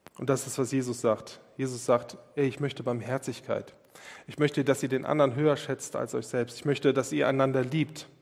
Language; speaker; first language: German; native; German